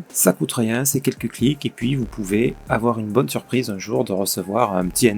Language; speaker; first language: French; native; French